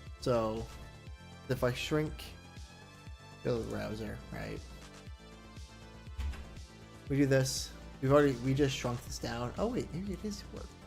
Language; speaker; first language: English; native; English